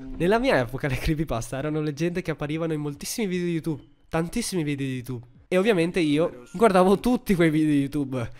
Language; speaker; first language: Italian; early bilingual, heritage; Italian